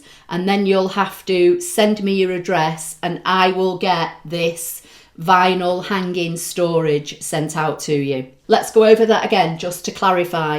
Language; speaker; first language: English; native; English